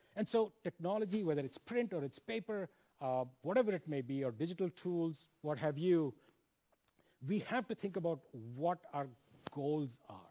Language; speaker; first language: English; non-native, local second language; Hindi